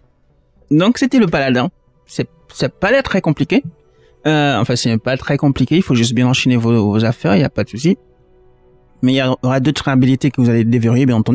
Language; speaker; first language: French; native; French